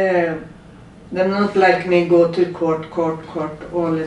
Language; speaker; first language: English; non-native, learner; Norwegian